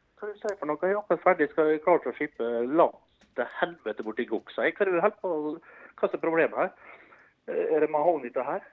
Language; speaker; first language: Norwegian; early bilingual, other home language; Dutch